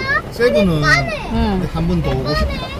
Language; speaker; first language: Korean; native; Korean